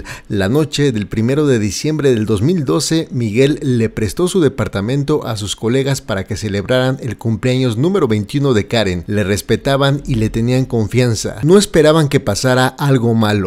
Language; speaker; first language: Spanish; native; Spanish